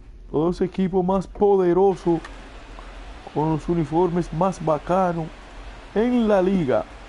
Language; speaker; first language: Spanish; early bilingual, heritage; Spanish